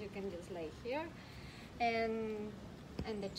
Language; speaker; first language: English; non-native, learner; Spanish